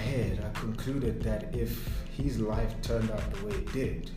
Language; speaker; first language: English; non-native, local second language; Zulu